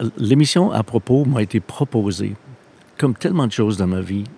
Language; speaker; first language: French; non-native, fluent; English